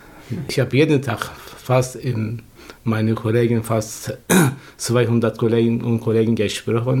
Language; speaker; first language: German; non-native, learner; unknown